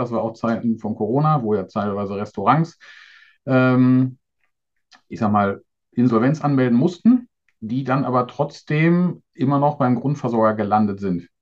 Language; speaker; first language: German; native; German